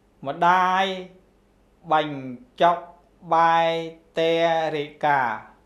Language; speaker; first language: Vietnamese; non-native, local second language; Khmer